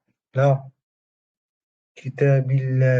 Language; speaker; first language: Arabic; non-native, learner; French